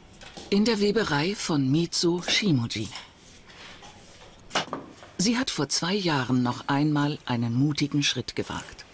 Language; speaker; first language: German; native; German